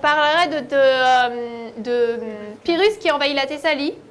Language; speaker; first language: French; native; French